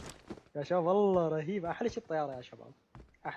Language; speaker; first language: Arabic; native; Arabic